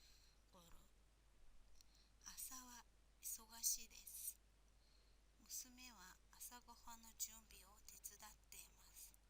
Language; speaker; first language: Japanese; non-native, fluent; Mongolian